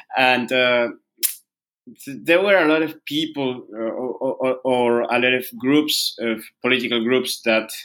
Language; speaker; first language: English; non-native, fluent; Spanish